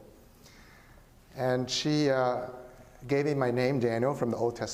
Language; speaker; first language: English; non-native, local second language; Chinese